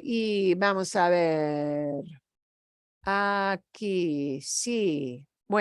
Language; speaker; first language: Spanish; non-native, fluent; English